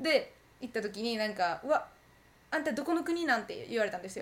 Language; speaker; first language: Japanese; early bilingual, heritage; Japanese